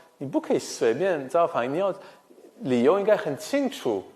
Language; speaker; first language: Chinese; non-native, fluent; English